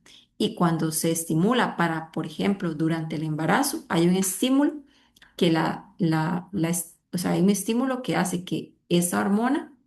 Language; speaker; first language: Spanish; native; Spanish